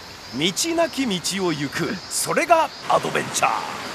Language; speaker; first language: Japanese; native; Japanese